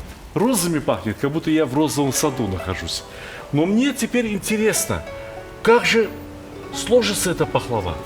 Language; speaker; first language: Russian; native; Russian